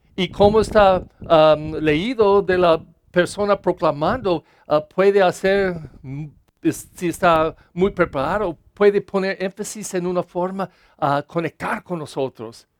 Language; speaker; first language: Spanish; non-native, learner; English